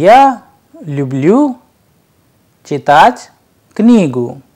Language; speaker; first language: Russian; non-native, fluent; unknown